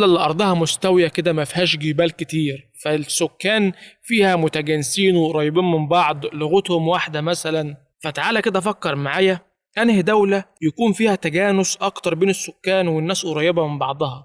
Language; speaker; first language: Arabic; native; Arabic